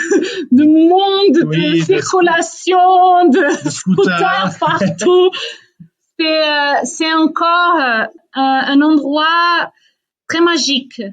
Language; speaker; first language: French; non-native, fluent; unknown